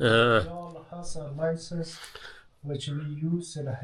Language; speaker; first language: English; non-native, learner; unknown